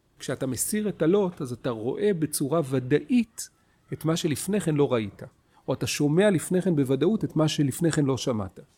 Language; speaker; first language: Hebrew; native; Hebrew